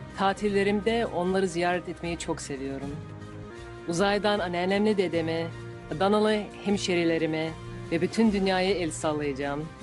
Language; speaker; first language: Turkish; early bilingual, heritage; English